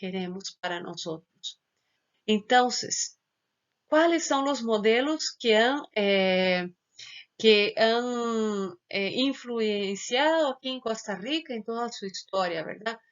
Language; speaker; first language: Spanish; non-native, fluent; Portuguese